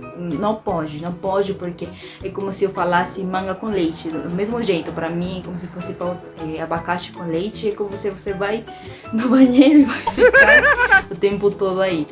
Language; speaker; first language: Portuguese; non-native, fluent; Spanish